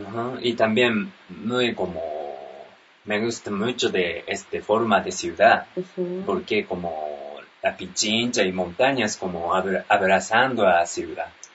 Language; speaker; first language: Spanish; non-native, learner; Japanese